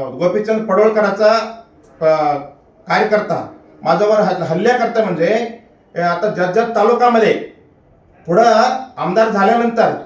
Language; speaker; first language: Marathi; non-native, local second language; Kannada